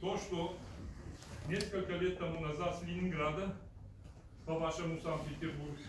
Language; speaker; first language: Russian; native; Russian